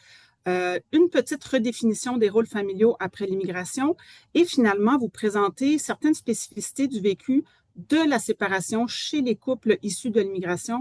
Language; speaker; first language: French; native; French